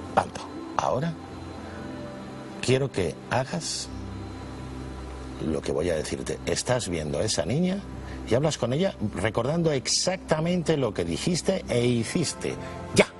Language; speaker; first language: Spanish; native; Spanish